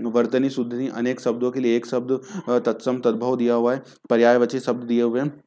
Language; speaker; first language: Hindi; native; Hindi